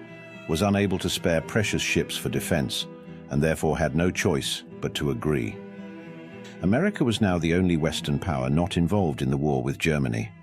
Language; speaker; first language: English; native; English